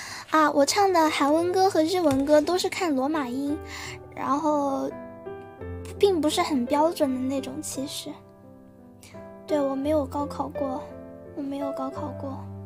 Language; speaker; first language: Chinese; native; Chinese